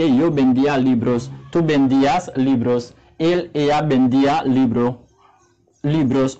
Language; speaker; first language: Spanish; non-native, learner; Haitian Creole